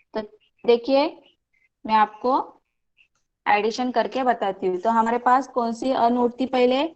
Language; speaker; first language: Hindi; non-native, local second language; Marathi